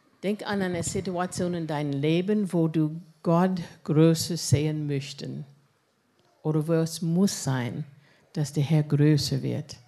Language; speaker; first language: German; non-native, fluent; English